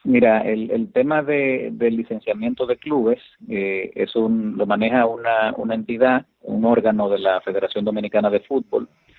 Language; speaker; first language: Spanish; native; Spanish